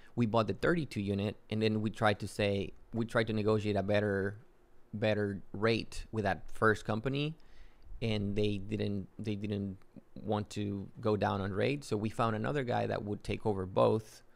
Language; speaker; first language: English; non-native, fluent; Spanish